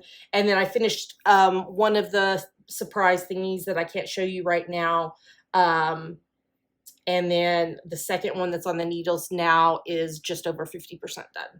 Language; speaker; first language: English; native; English